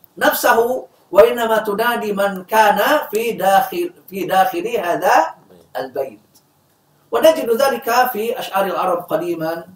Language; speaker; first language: Arabic; non-native, fluent; Indonesian